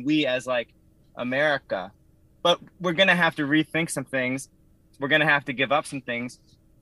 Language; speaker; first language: English; native; English